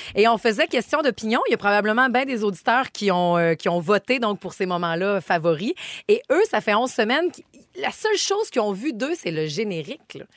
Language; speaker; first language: French; native; French